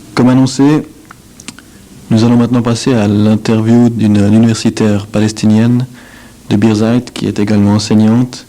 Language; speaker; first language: French; native; French